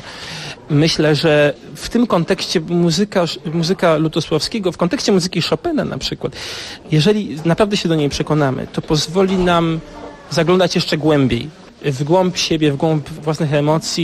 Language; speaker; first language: Polish; native; Polish